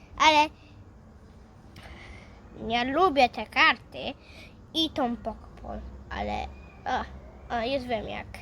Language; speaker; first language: Polish; early bilingual, heritage; Polish